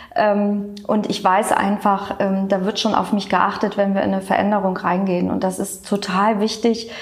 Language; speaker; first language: German; native; German